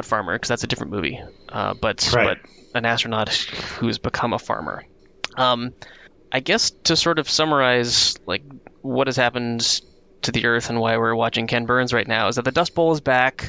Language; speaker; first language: English; native; English